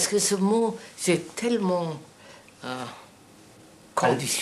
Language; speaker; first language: French; non-native, fluent; Telugu